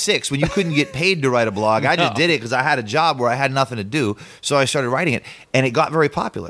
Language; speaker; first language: English; native; English